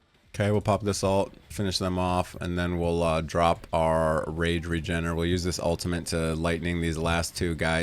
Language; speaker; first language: English; native; English